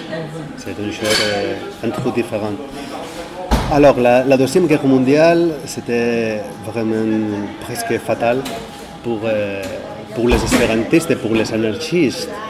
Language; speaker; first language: French; non-native, fluent; Catalan